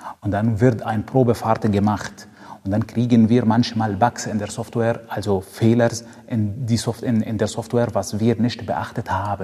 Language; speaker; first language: German; non-native, fluent; Arabic